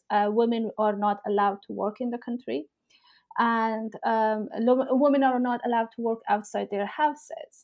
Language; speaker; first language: English; non-native, fluent; Persian